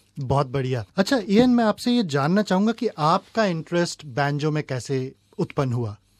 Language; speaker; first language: Hindi; native; Hindi